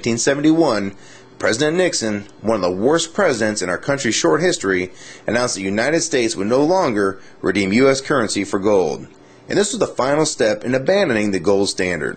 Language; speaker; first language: English; native; English